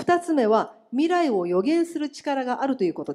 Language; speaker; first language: Japanese; native; Japanese